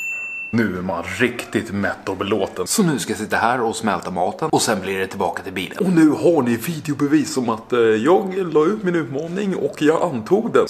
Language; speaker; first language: Swedish; native; Swedish